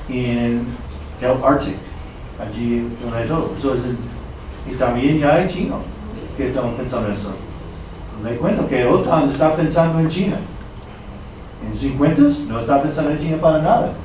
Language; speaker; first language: Spanish; non-native, fluent; English